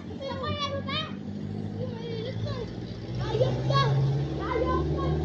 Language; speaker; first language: Filipino; non-native, local second language; Cebuano